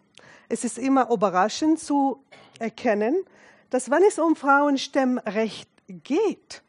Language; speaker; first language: German; non-native, fluent; Arabic